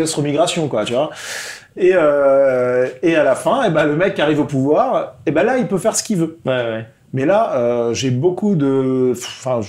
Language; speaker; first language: French; native; French